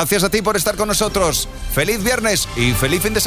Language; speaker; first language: Spanish; native; Spanish